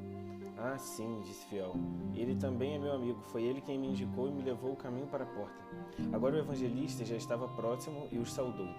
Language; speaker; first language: Portuguese; native; Portuguese